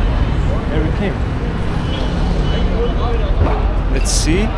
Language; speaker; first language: English; non-native, fluent; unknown